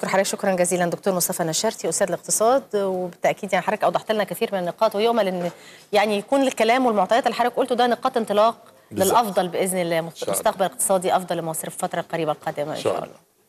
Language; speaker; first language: Arabic; native; Arabic